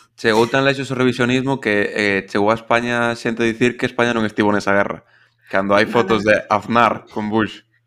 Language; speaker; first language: Galician; non-native, local second language; Spanish